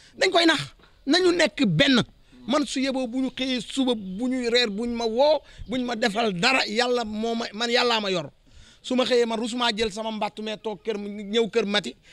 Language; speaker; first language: Wolof; non-native, local second language; Fula